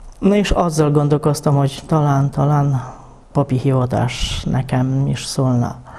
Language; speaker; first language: Hungarian; non-native, fluent; Polish